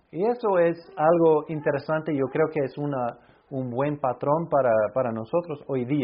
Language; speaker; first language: Spanish; non-native, fluent; English